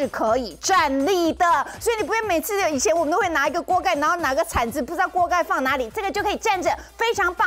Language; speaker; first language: Chinese; native; Chinese